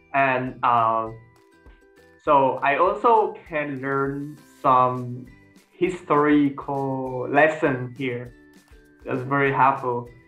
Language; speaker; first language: English; non-native, learner; Vietnamese